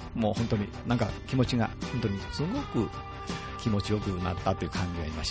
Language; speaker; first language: Japanese; native; Japanese